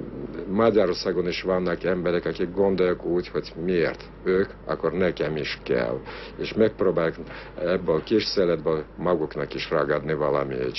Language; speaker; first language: Hungarian; non-native, fluent; Armenian